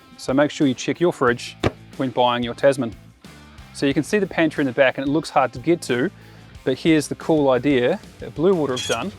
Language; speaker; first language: English; native; English